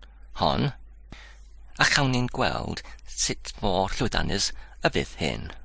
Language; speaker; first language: Welsh; non-native, fluent; English